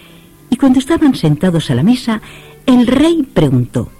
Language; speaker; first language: Spanish; native; Spanish